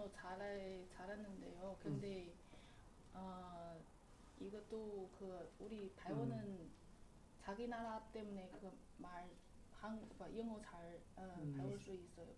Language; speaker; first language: Korean; non-native, learner; Chinese